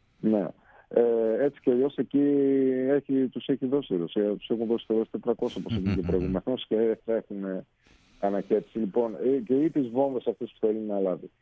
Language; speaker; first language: Greek; native; Greek